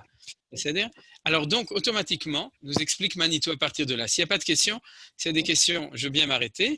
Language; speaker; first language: French; native; French